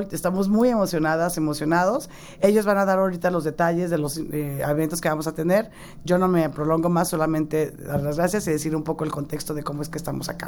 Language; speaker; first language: Spanish; native; Spanish